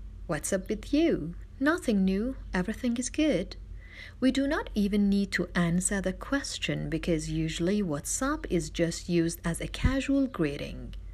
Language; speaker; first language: English; non-native, fluent; Persian